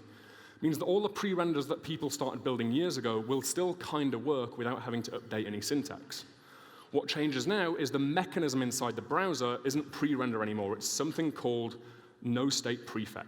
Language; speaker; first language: English; native; English